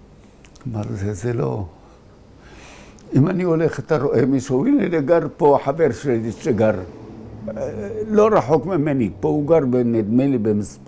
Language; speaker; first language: Hebrew; early bilingual, other home language; Arabic